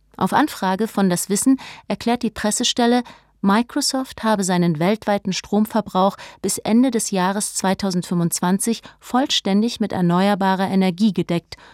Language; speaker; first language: German; native; German